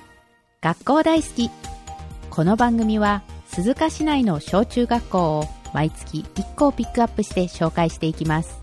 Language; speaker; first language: Japanese; native; Japanese